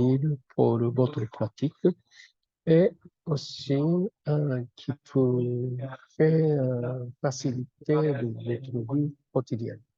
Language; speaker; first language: French; non-native, fluent; Japanese